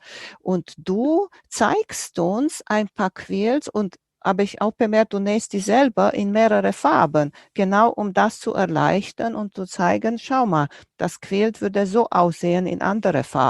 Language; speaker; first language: German; non-native, fluent; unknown